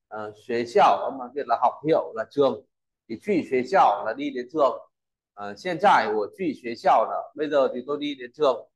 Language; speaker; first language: Chinese; non-native, fluent; Vietnamese